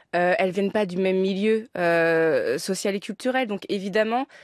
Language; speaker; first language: French; native; French